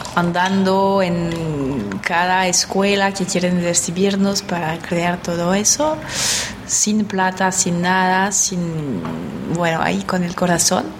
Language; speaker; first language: Spanish; non-native, fluent; French